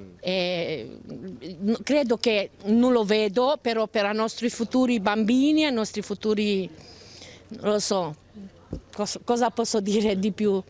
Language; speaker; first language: Italian; non-native, fluent; Romanian